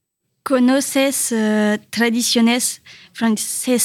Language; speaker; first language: Spanish; non-native, learner; French